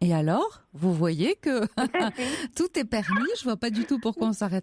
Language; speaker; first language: French; native; French